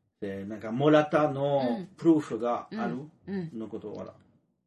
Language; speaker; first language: Japanese; non-native, learner; French